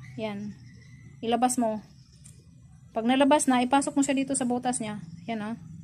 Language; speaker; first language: Filipino; native; Filipino